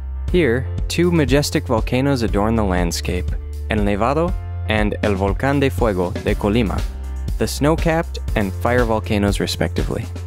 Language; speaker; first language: English; native; English